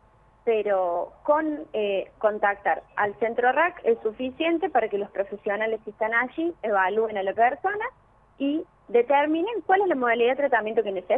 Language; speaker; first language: Spanish; native; Spanish